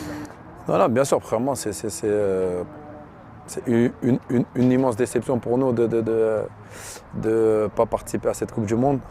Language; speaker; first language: French; early bilingual, other home language; Arabic